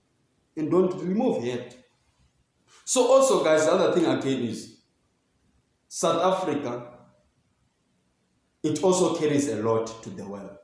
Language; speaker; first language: English; non-native, local second language; Zulu